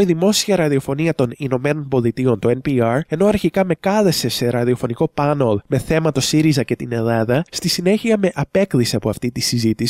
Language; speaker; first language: Greek; native; Greek